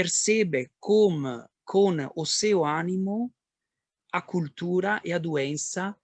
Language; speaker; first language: Portuguese; non-native, learner; Italian